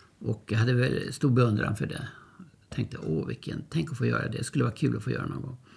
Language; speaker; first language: Swedish; early bilingual, other home language; German